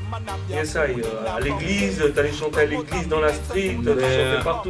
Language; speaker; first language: French; native; French